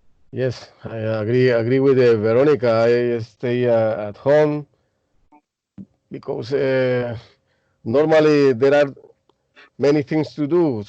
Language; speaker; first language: English; non-native, learner; Spanish